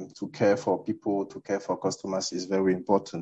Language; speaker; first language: English; non-native, local second language; French